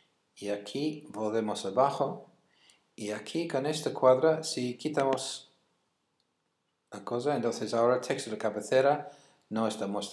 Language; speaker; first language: Spanish; non-native, fluent; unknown